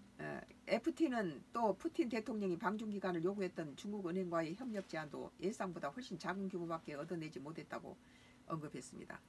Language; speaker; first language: Korean; native; Korean